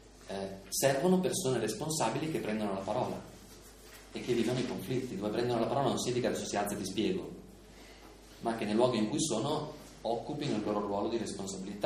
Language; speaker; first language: Italian; native; Italian